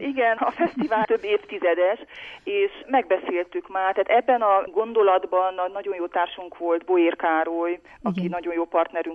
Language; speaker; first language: Hungarian; native; Hungarian